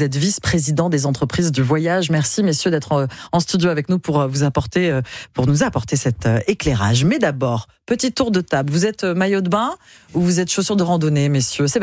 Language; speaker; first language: French; native; French